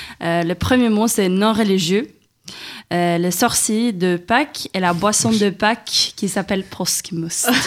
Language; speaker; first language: French; non-native, fluent; Swedish